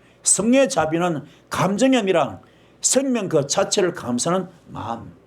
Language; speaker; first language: Korean; native; Korean